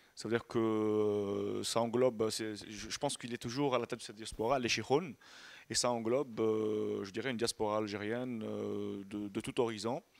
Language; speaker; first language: French; non-native, local second language; Arabic